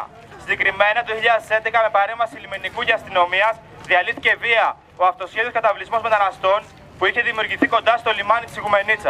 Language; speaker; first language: Greek; native; Greek